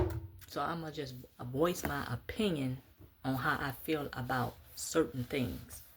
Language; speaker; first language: English; native; English